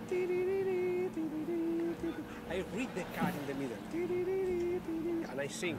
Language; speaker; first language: English; non-native, fluent; Spanish